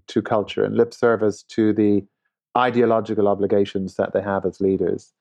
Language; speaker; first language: English; native; English